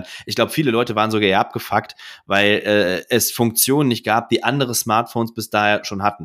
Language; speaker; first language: German; native; German